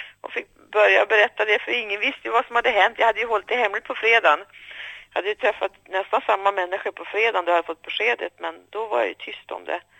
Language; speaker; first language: Swedish; native; Swedish